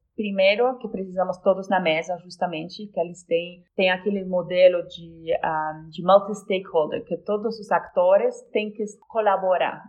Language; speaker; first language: Portuguese; non-native, fluent; Polish